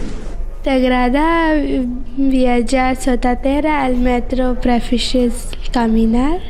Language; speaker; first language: Catalan; non-native, learner; Spanish